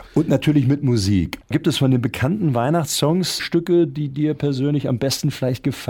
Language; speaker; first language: German; native; German